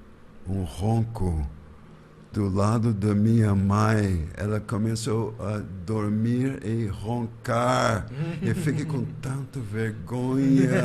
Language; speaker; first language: Portuguese; non-native, fluent; English